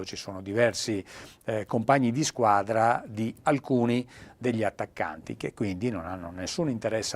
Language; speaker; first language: Italian; native; Italian